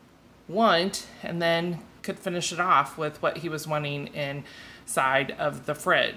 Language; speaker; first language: English; native; English